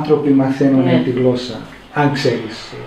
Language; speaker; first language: Greek; early bilingual, heritage; English